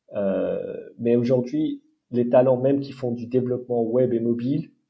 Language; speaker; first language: French; non-native, local second language; Arabic